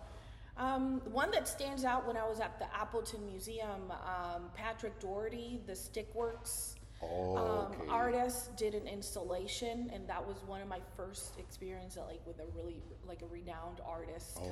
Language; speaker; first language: English; non-native, fluent; Spanish